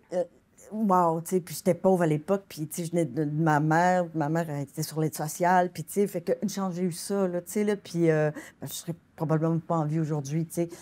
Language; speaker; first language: French; native; French